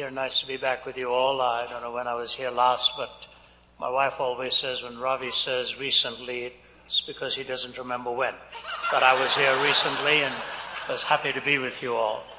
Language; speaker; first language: English; non-native, local second language; Hindi